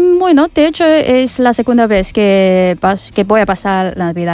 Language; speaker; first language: Spanish; non-native, fluent; Chinese